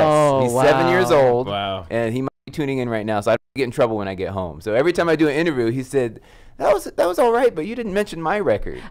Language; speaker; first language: English; native; English